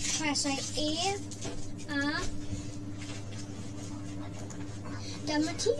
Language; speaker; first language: Welsh; non-native, local second language; English